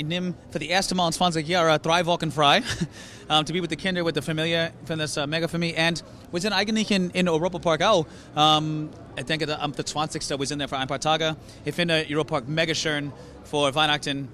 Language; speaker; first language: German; non-native, learner; English